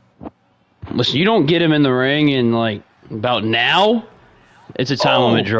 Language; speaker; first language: English; native; English